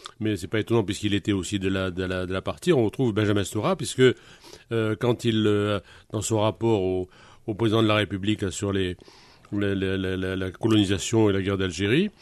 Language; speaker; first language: French; native; French